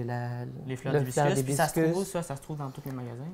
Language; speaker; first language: French; native; French